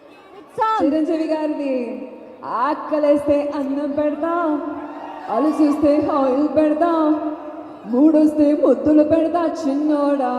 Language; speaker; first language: Telugu; native; Telugu